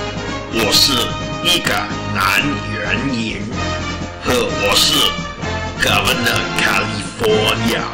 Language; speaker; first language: Chinese; non-native, learner; English